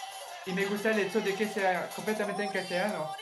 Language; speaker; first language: Spanish; non-native, fluent; French